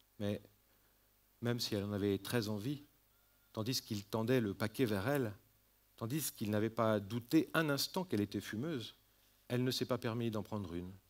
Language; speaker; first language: French; native; French